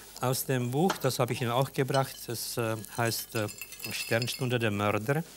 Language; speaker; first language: German; non-native, fluent; Czech